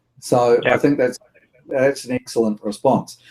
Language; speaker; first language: English; native; English